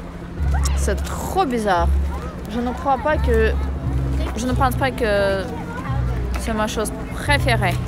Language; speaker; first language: French; non-native, fluent; Russian